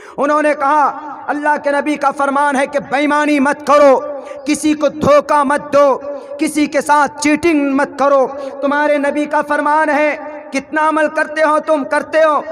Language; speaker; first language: Urdu; native; Urdu